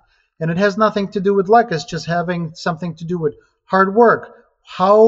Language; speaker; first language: English; non-native, fluent; Ukrainian